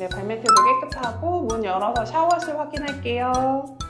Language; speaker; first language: Korean; native; Korean